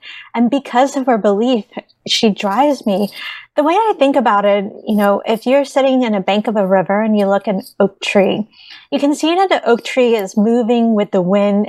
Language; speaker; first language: English; early bilingual, other home language; Vietnamese